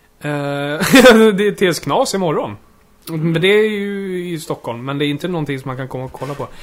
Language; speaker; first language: Swedish; native; Swedish